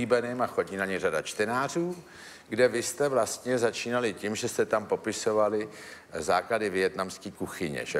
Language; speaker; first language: Czech; native; Czech